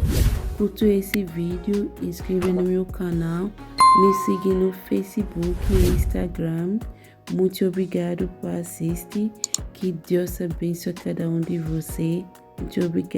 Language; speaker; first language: Portuguese; non-native, learner; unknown